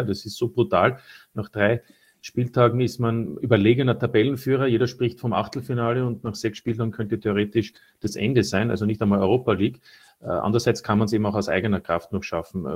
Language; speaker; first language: German; native; German